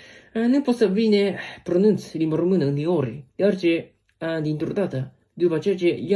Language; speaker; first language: Romanian; non-native, learner; Japanese